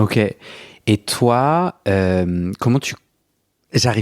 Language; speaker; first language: French; native; French